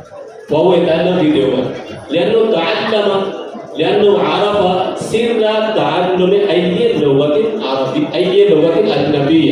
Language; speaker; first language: Arabic; non-native, fluent; Urdu